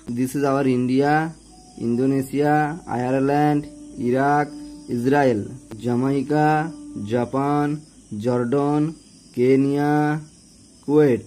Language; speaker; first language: English; non-native, local second language; Hindi